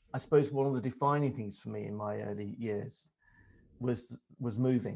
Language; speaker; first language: English; native; English